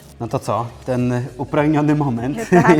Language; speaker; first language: Polish; native; Polish